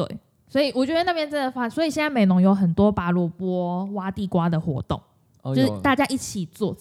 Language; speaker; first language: Chinese; native; Chinese